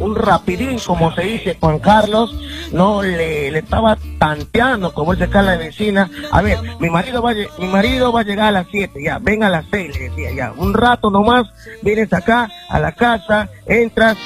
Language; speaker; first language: Spanish; native; Spanish